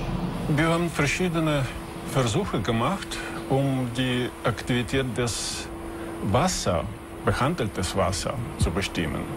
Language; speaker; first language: German; non-native, fluent; Russian